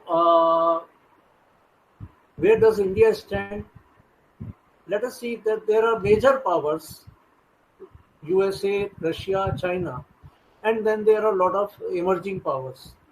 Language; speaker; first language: English; non-native, local second language; Hindi